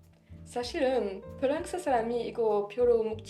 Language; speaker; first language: Korean; non-native, learner; French